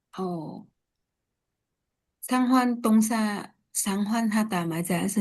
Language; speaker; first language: Korean; non-native, learner; Vietnamese